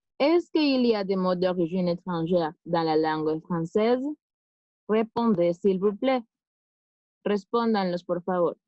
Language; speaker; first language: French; non-native, fluent; Spanish